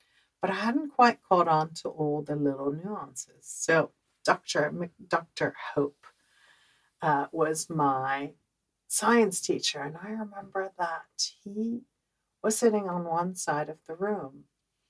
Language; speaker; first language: English; early bilingual, other home language; Dutch